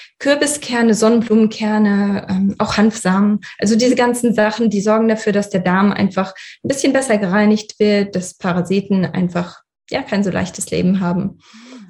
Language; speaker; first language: German; early bilingual, other home language; Russian